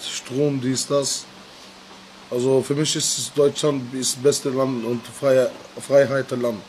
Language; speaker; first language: German; non-native, learner; Bulgarian